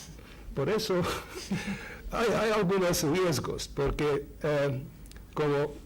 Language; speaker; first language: Spanish; non-native, fluent; Hungarian